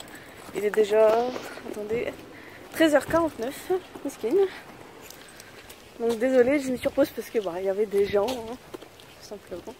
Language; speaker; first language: French; native; French